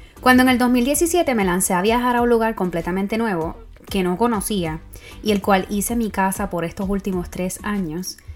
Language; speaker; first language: Spanish; native; Spanish